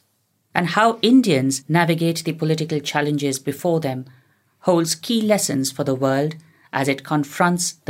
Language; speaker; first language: English; non-native, local second language; Hindi